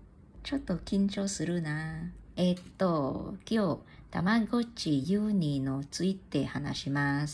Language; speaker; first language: Japanese; non-native, learner; English